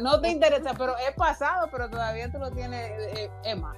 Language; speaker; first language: Spanish; early bilingual, heritage; Spanish